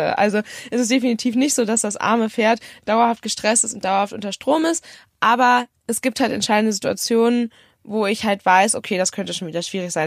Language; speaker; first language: German; native; German